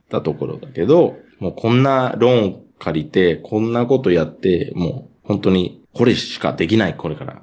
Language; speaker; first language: Japanese; non-native, fluent; English